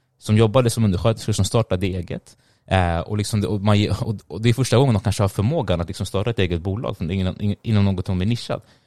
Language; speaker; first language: Swedish; early bilingual, other home language; Tigrinya